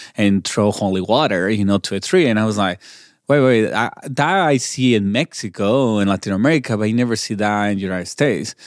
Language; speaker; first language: English; non-native, learner; Spanish